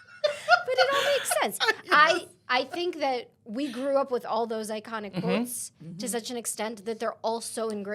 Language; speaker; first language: English; native; English